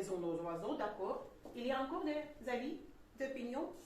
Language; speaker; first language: French; non-native, fluent; Russian